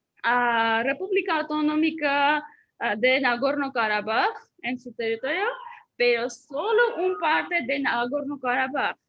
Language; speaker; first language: Spanish; non-native, fluent; Armenian